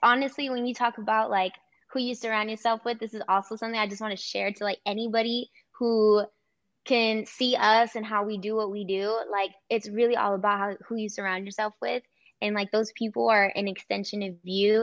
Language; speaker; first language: English; early bilingual, other home language; Spanish